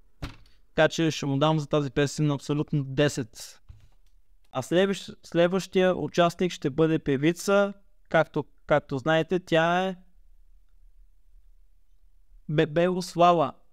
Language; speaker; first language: Bulgarian; native; Bulgarian